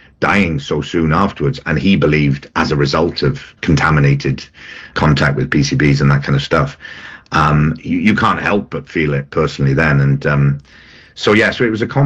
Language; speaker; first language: English; native; English